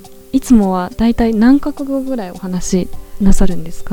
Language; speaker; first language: Japanese; native; Japanese